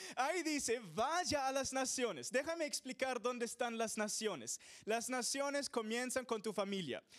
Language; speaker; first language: Spanish; non-native, fluent; English